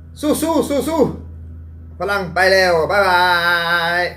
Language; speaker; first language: Thai; non-native, learner; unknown